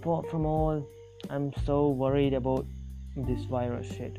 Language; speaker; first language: English; non-native, local second language; Tamil